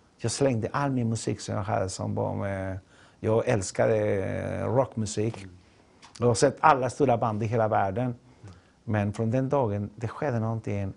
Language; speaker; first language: Swedish; non-native, fluent; Spanish